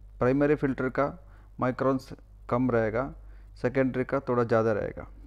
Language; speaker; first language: Hindi; non-native, local second language; Kannada